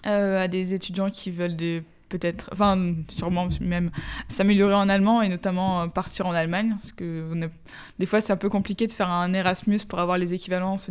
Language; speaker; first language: French; native; French